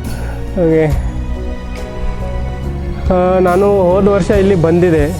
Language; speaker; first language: Kannada; non-native, local second language; Marathi